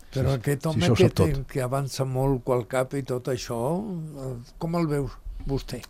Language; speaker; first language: Catalan; non-native, local second language; Spanish